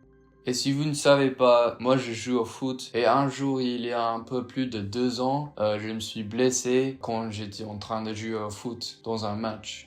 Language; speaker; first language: French; non-native, fluent; English